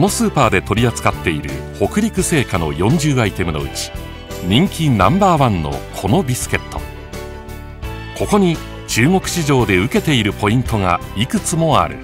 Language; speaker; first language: Japanese; native; Japanese